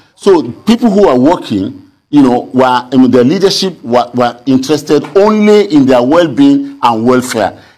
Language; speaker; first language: English; non-native, local second language; Yoruba